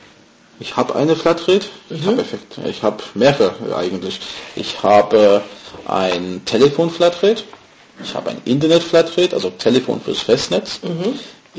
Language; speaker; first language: German; non-native, fluent; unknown